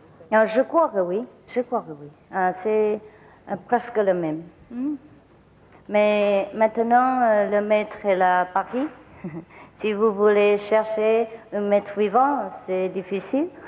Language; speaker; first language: French; non-native, learner; Vietnamese